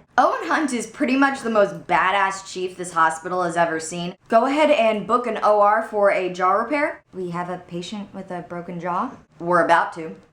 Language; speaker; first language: English; native; English